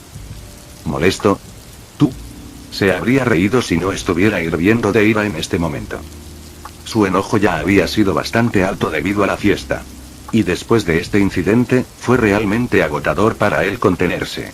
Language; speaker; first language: Spanish; native; Spanish